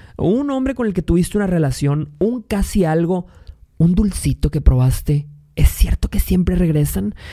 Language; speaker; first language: Spanish; native; Spanish